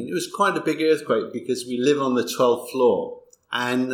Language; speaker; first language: English; native; English